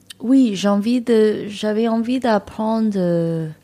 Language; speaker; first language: French; non-native, learner; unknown